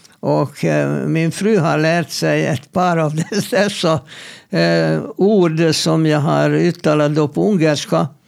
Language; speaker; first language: Swedish; non-native, fluent; Hungarian